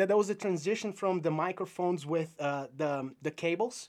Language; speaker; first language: English; non-native, fluent; Portuguese